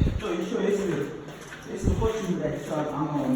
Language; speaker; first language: Russian; non-native, local second language; Kyrgyz